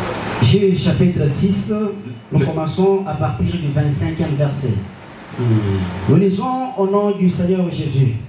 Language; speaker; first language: French; non-native, local second language; Lingala